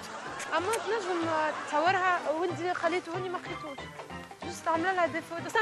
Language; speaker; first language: Arabic; native; Arabic